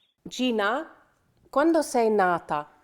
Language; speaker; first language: Italian; non-native, fluent; German